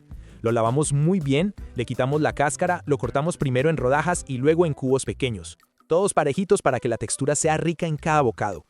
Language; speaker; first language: Spanish; native; Spanish